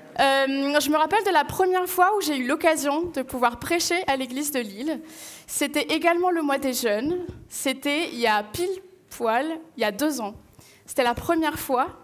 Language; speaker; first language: French; non-native, local second language; Malagasy